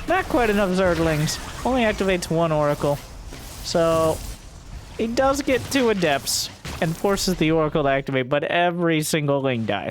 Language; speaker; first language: English; native; English